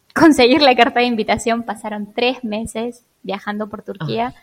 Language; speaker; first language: Spanish; native; Spanish